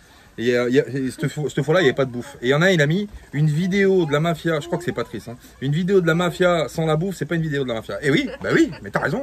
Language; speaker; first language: French; native; French